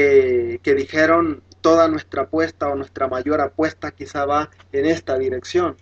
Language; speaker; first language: Spanish; native; Spanish